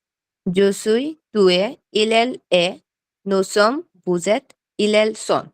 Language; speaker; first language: French; non-native, learner; Bangla